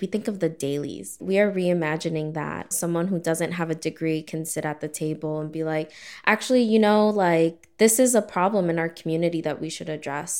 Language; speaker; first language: English; early bilingual, other home language; Spanish